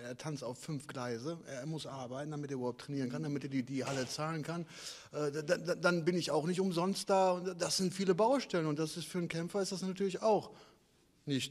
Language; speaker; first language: German; native; German